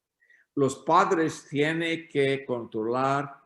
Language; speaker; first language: Spanish; non-native, learner; English